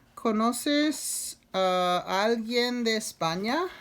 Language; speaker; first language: Spanish; non-native, fluent; English